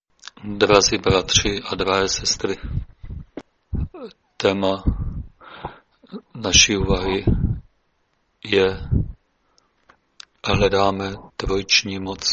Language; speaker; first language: Czech; native; Czech